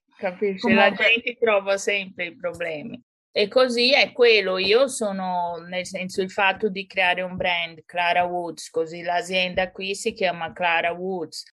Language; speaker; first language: Italian; non-native, fluent; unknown